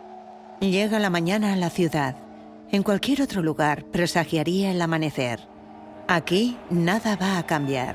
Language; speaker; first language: Spanish; native; Spanish